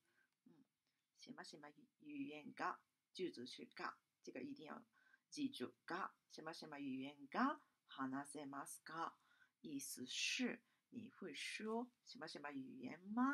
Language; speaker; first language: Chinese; non-native, fluent; Japanese